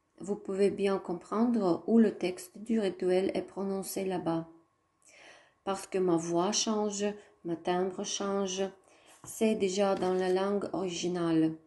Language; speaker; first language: French; non-native, fluent; Russian